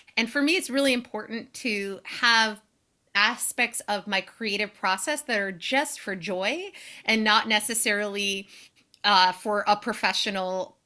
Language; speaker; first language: English; native; English